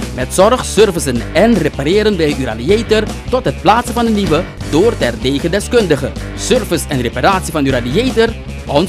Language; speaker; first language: Dutch; native; Dutch